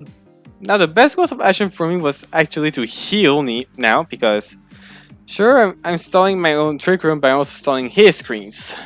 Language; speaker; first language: English; non-native, fluent; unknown